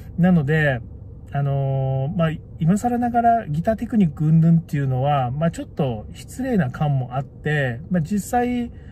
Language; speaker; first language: Japanese; native; Japanese